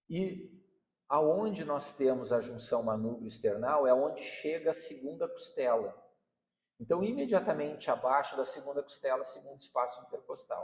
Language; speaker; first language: Portuguese; native; Portuguese